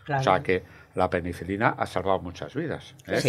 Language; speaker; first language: Spanish; native; Spanish